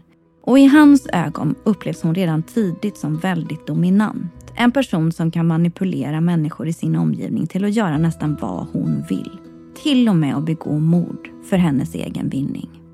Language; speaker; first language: Swedish; native; Swedish